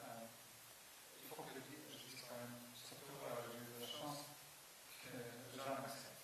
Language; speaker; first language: French; non-native, fluent; Estonian